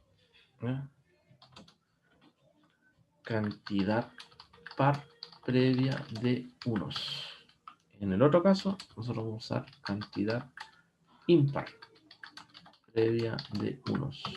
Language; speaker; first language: Spanish; native; Spanish